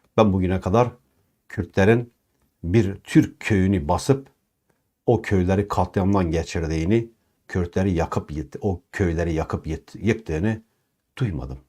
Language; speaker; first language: Turkish; non-native, local second language; Kurdish